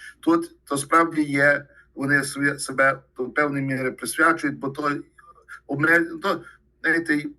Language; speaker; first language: Ukrainian; early bilingual, heritage; Ukrainian